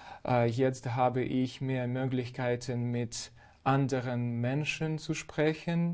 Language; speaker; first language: German; non-native, fluent; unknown